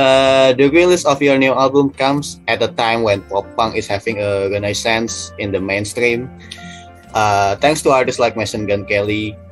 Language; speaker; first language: English; non-native, fluent; Indonesian